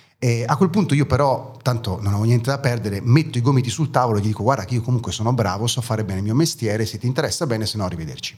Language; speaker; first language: Italian; early bilingual, other home language; German